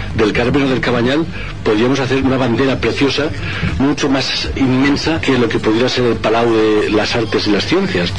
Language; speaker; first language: Spanish; native; Spanish